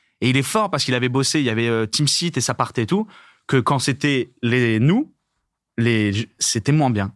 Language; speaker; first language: French; native; French